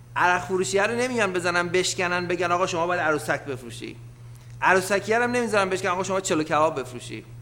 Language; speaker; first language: Persian; native; Persian